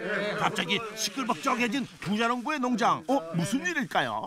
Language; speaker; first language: Korean; native; Korean